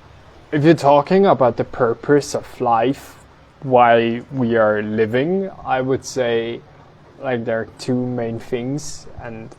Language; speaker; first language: English; non-native, fluent; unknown